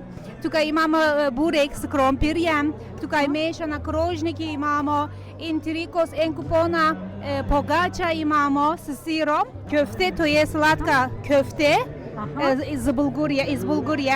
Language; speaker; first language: Slovenian; non-native, learner; Turkish